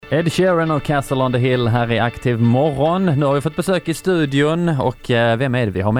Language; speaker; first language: Swedish; native; Swedish